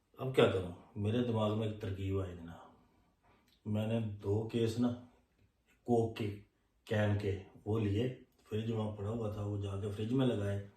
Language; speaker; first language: Urdu; non-native, local second language; Punjabi